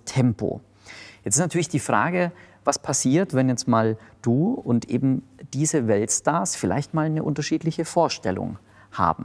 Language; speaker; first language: German; native; German